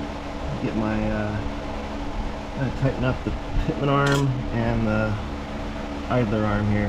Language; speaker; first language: English; native; English